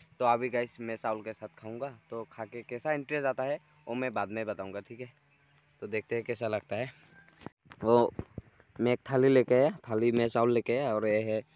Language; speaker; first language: Hindi; non-native, local second language; Assamese